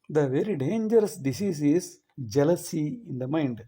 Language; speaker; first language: English; non-native, local second language; Kannada